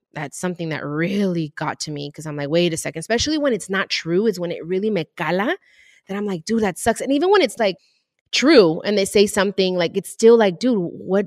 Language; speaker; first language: English; early bilingual, other home language; Spanish